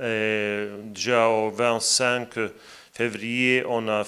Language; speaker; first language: French; non-native, fluent; Latvian